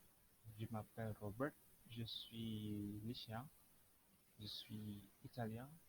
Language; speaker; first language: French; non-native, fluent; Indonesian